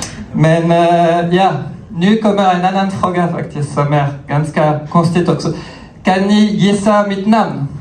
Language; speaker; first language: Swedish; non-native, fluent; French